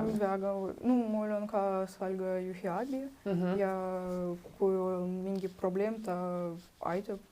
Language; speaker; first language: Estonian; non-native, local second language; Russian